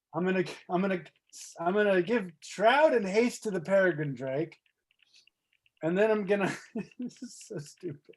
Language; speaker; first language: English; native; English